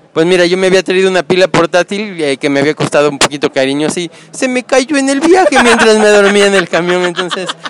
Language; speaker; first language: Spanish; native; Spanish